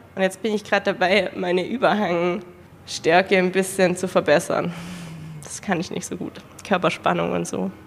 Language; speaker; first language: German; native; German